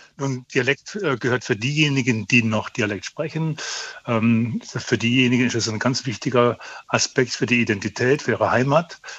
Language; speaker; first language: German; native; German